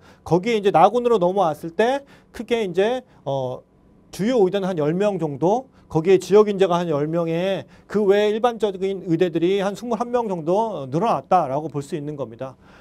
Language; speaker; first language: Korean; native; Korean